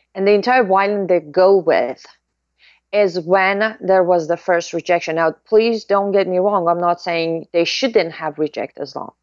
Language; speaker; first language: English; non-native, fluent; Persian